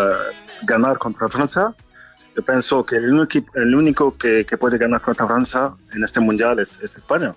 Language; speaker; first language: Spanish; non-native, fluent; French